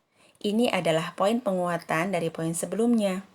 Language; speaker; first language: Indonesian; native; Indonesian